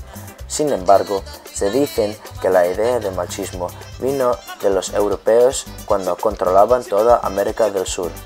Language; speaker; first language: Spanish; non-native, learner; English